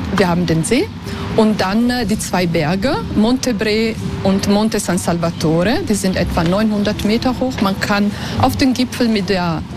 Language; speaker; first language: German; non-native, local second language; Italian